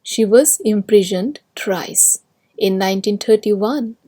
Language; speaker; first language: English; non-native, local second language; Assamese